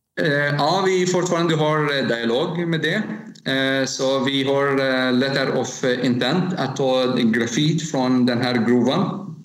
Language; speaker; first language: Swedish; non-native, learner; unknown